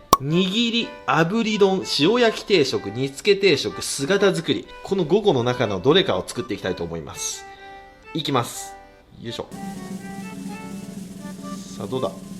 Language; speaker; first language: Japanese; native; Japanese